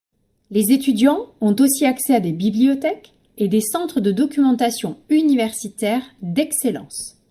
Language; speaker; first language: French; native; French